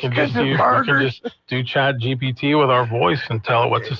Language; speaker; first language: English; native; English